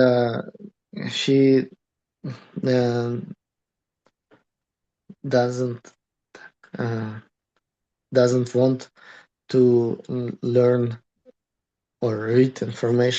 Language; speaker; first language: English; non-native, learner; Russian